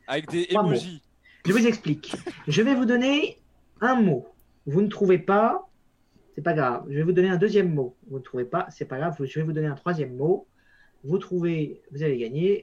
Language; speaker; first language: French; native; French